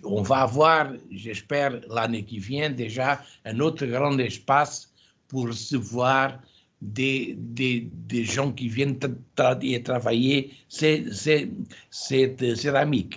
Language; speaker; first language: French; non-native, fluent; Portuguese